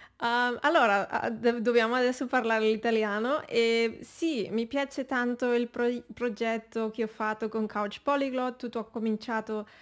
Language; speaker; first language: Italian; non-native, learner; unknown